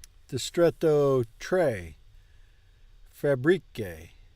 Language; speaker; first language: Italian; non-native, learner; English